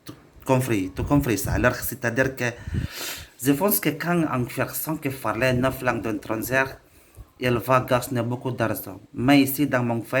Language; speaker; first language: French; non-native, learner; Indonesian